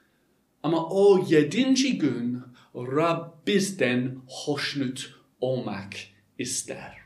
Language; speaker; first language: Turkish; non-native, fluent; English